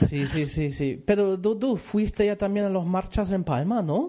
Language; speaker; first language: Spanish; non-native, fluent; German